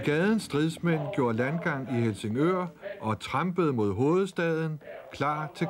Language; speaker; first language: Danish; native; Danish